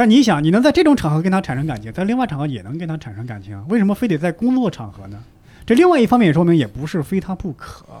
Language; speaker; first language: Chinese; native; Chinese